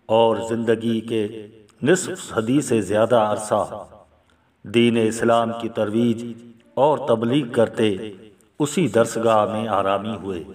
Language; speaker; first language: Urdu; non-native, local second language; Sindhi